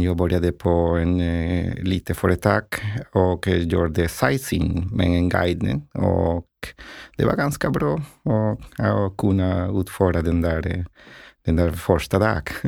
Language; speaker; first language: Swedish; non-native, learner; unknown